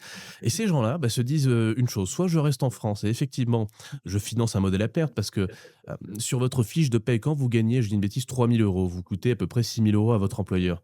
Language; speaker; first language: French; native; French